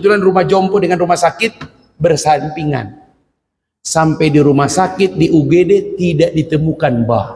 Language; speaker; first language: Indonesian; native; Indonesian